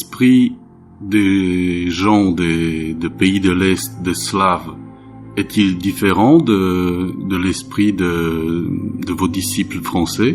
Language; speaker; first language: French; non-native, fluent; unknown